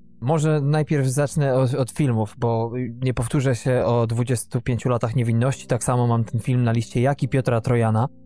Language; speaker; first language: Polish; native; Polish